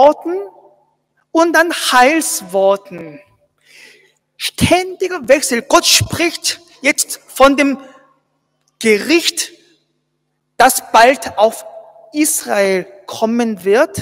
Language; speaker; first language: German; non-native, fluent; Korean